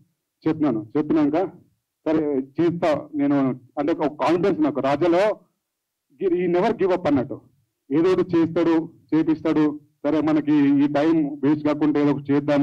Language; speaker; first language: Telugu; native; Telugu